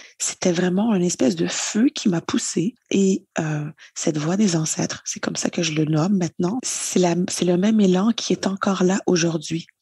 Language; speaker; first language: French; native; French